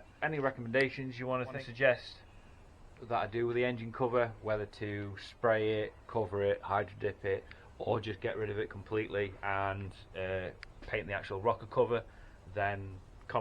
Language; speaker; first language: English; native; English